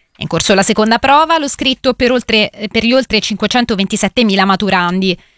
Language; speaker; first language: Italian; native; Italian